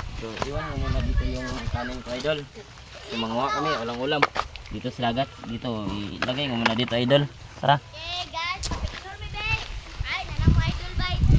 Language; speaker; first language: Filipino; non-native, local second language; Cebuano